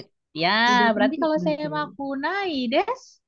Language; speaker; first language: Indonesian; native; Indonesian